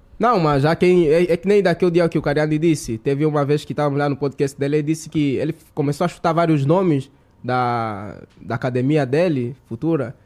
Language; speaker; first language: Portuguese; native; Portuguese